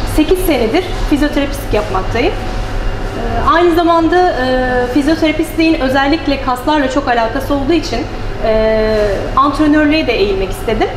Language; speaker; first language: Turkish; native; Turkish